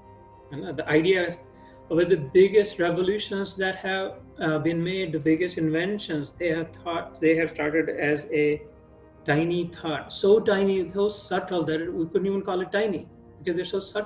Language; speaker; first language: English; non-native, local second language; Hindi